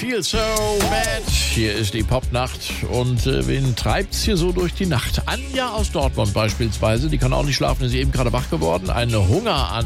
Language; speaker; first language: German; native; German